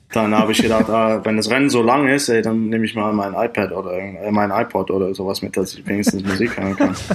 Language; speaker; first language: German; non-native, fluent; English